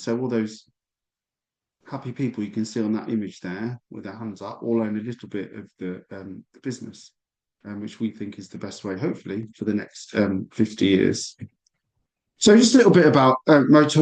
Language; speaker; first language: English; native; English